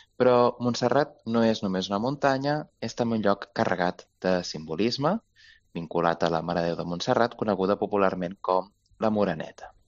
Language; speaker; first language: Catalan; native; Catalan